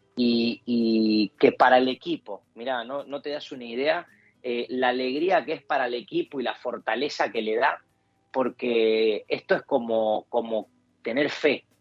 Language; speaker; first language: Spanish; native; Spanish